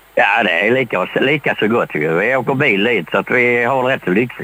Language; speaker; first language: Swedish; native; Swedish